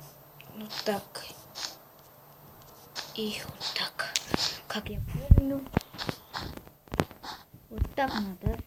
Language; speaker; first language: Russian; non-native, local second language; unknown